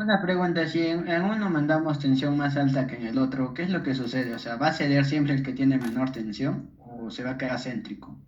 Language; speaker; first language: Spanish; native; Spanish